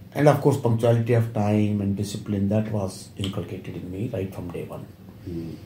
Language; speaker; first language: English; non-native, local second language; Punjabi